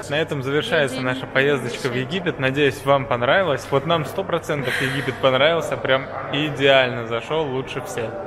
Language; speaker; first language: Russian; native; Russian